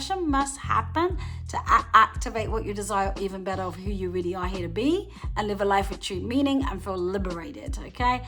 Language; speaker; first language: English; native; English